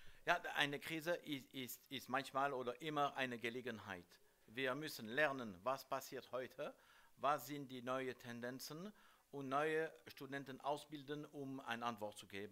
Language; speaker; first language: German; non-native, learner; French